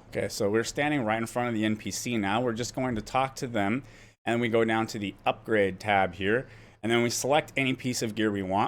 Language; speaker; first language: English; native; English